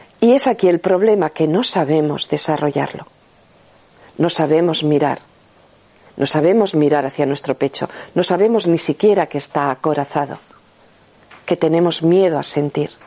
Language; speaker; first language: Spanish; native; Spanish